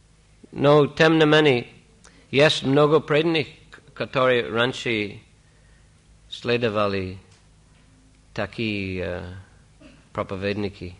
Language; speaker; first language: Russian; non-native, fluent; English